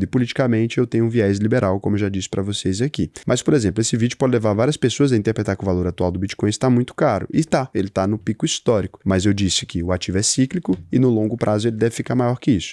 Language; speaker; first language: Portuguese; native; Portuguese